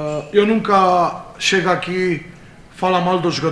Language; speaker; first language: Portuguese; non-native, fluent; Romanian